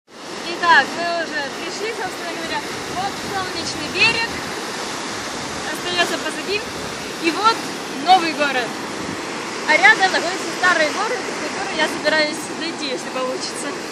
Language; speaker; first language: Russian; native; Russian